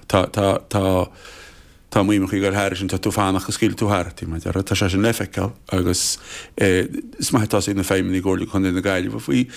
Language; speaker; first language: Irish; native; Irish